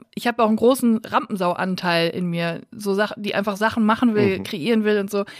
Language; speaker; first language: German; native; German